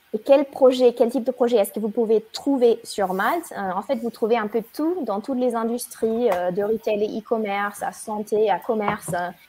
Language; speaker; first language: French; non-native, fluent; German